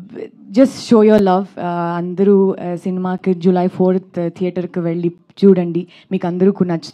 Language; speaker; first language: Telugu; non-native, learner; Kannada